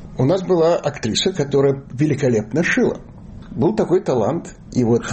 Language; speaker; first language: Russian; native; Russian